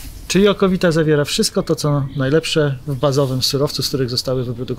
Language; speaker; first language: Polish; native; Polish